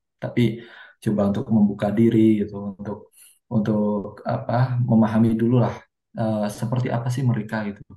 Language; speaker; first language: Indonesian; native; Indonesian